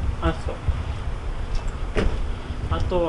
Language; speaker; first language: Japanese; native; Japanese